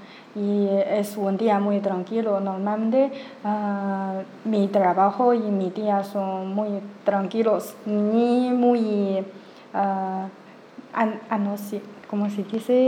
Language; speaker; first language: Spanish; non-native, learner; Chinese